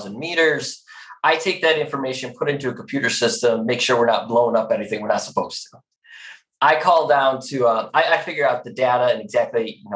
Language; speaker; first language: English; native; English